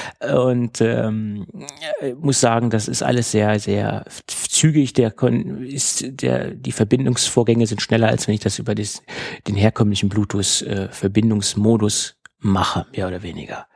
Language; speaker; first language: German; native; German